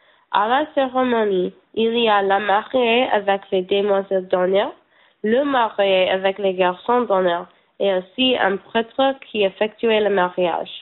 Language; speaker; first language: French; non-native, learner; English